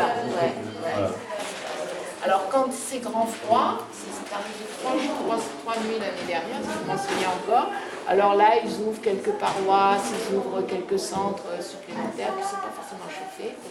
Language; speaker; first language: French; native; French